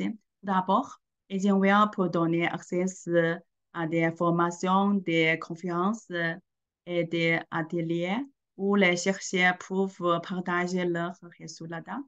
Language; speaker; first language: French; non-native, learner; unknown